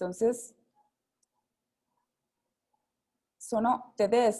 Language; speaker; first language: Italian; non-native, fluent; Spanish